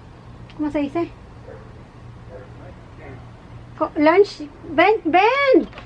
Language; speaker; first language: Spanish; early bilingual, heritage; Spanish